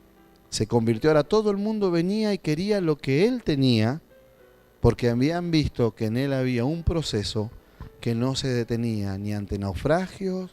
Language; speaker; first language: Spanish; native; Spanish